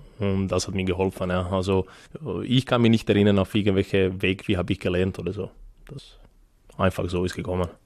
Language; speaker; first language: German; non-native, fluent; Serbian